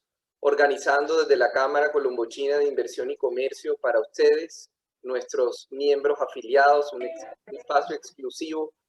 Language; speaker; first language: Spanish; native; Spanish